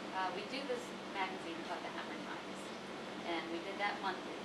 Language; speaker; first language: English; native; English